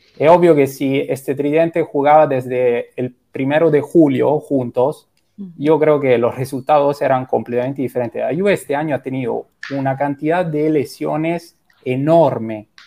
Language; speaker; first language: Spanish; non-native, fluent; Italian